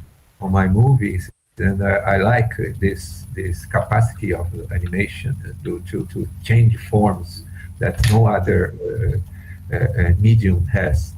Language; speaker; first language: English; non-native, fluent; Portuguese